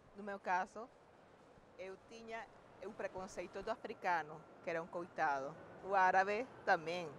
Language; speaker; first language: Portuguese; non-native, learner; Spanish